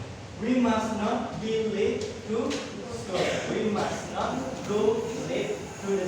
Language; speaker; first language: English; non-native, learner; Indonesian